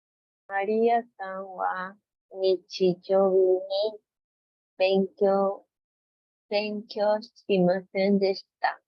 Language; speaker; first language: Japanese; non-native, learner; Spanish